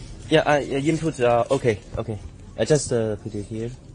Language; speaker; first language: English; non-native, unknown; Chinese